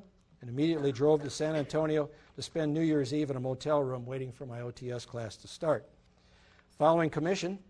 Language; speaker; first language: English; native; English